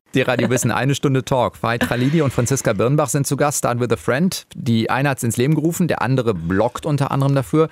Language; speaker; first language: German; native; German